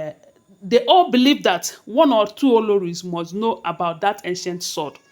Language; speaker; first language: English; non-native, local second language; Yoruba